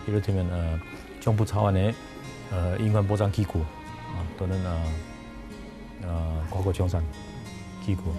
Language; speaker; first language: Korean; non-native, fluent; Chinese